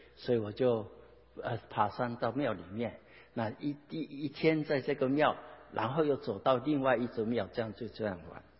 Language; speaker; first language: Chinese; non-native, local second language; Hakka Chinese